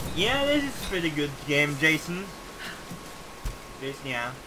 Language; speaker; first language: English; non-native, fluent; Norwegian